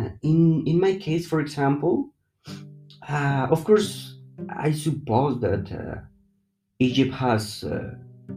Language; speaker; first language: English; non-native, learner; Spanish